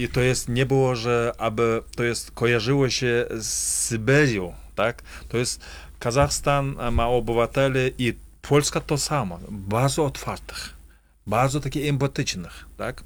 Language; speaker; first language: Polish; non-native, fluent; Kazakh